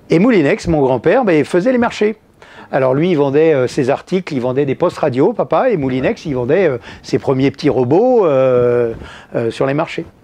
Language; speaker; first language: French; native; French